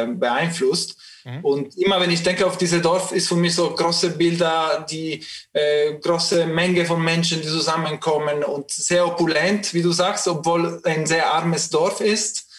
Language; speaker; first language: German; non-native, fluent; Italian